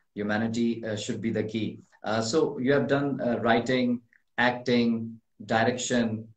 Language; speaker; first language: English; non-native, local second language; Urdu